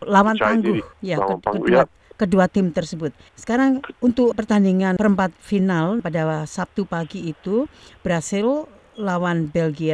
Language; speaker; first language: Indonesian; native; Indonesian